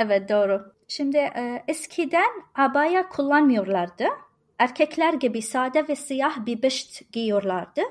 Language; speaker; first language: Turkish; non-native, learner; Arabic